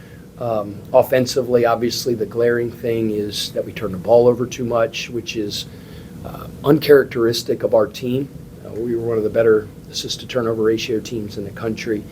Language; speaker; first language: English; native; English